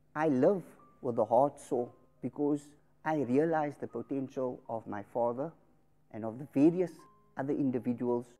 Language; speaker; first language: English; early bilingual, other home language; Afrikaans